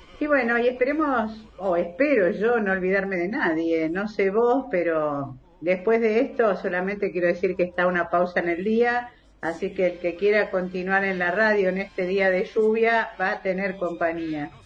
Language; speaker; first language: Spanish; native; Spanish